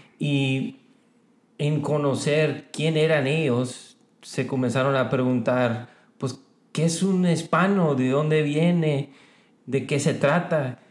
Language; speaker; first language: Spanish; early bilingual, heritage; Spanish